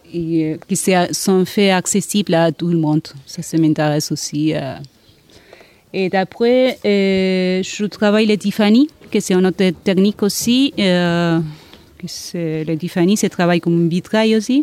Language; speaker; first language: French; non-native, learner; Spanish